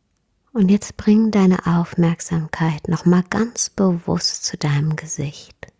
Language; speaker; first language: German; native; German